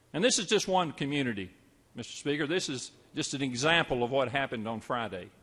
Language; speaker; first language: English; native; English